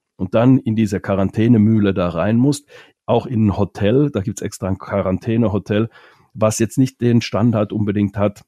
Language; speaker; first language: German; non-native, fluent; Finnish